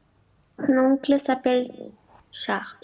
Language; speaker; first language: French; non-native, learner; Romanian